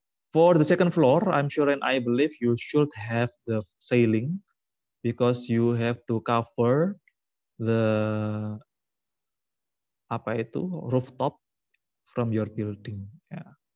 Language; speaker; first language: English; non-native, fluent; Indonesian